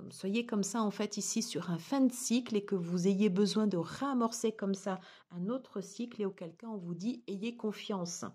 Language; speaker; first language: French; native; French